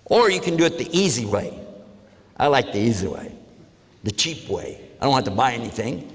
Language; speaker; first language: English; native; English